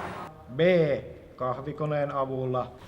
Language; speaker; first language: Finnish; native; Finnish